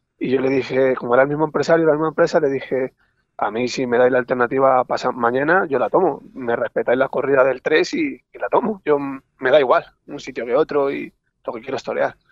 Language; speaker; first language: Spanish; native; Spanish